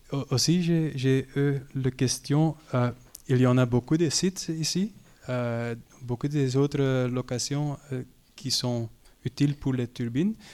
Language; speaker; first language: French; non-native, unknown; Dutch